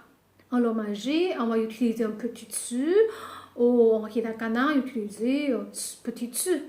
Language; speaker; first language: French; non-native, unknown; Japanese